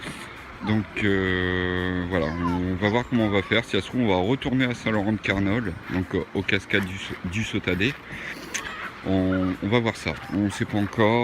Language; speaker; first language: French; native; French